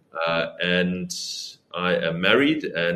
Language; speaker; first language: English; native; English